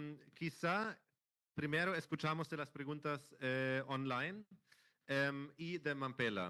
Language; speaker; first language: Spanish; non-native, fluent; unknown